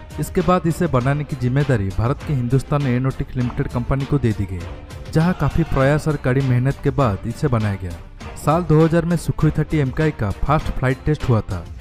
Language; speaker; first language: Hindi; native; Hindi